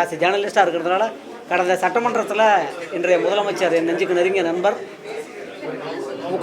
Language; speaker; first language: Tamil; native; Tamil